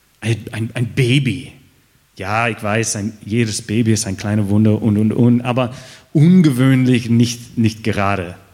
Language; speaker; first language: German; non-native, fluent; English